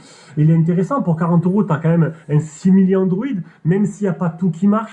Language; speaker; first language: French; native; French